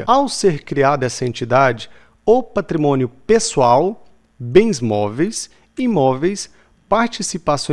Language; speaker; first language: Portuguese; native; Portuguese